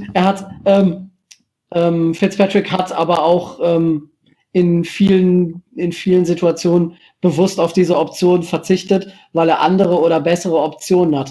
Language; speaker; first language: German; native; German